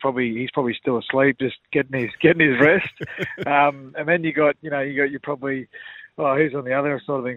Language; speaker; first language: English; native; English